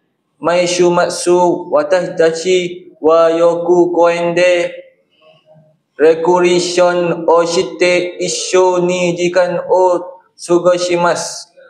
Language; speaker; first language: Japanese; non-native, learner; Malay